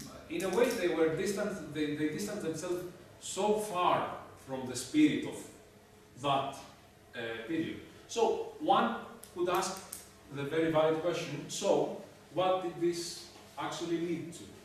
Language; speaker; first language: English; non-native, fluent; Greek